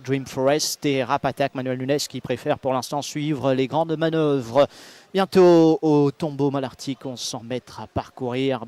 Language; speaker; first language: French; non-native, local second language; Morisyen